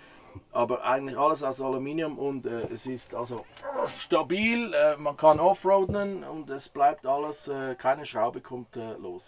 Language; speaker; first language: German; native; German